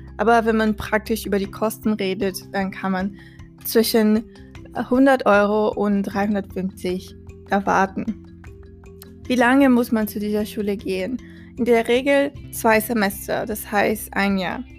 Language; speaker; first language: German; non-native, fluent; Portuguese